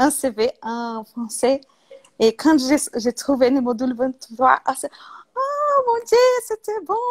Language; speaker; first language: French; non-native, learner; Portuguese